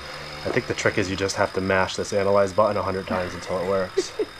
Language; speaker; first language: English; native; English